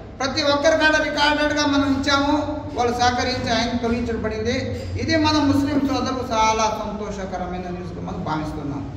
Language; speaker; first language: Telugu; non-native, local second language; Urdu